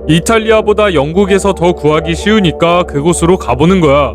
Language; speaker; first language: Korean; native; Korean